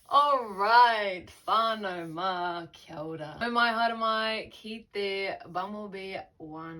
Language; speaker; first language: Māori; non-native, local second language; English